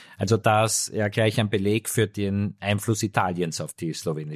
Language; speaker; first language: German; native; German